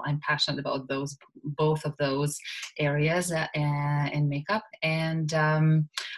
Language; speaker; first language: English; non-native, fluent; Russian